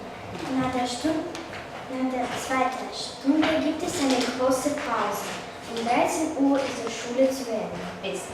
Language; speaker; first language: German; non-native, learner; Russian